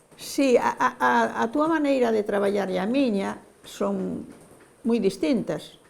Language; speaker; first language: Galician; native; Galician